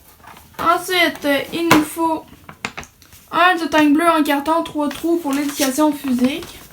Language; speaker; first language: French; native; French